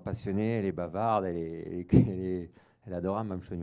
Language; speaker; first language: French; native; French